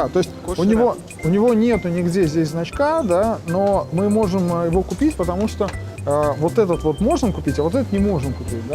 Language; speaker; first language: Russian; native; Russian